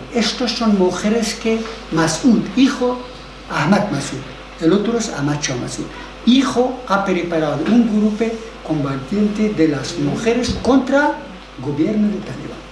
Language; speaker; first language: Spanish; non-native, learner; Persian